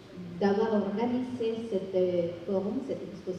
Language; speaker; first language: French; non-native, fluent; Spanish